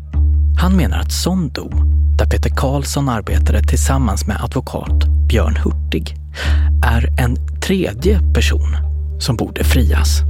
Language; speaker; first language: Swedish; native; Swedish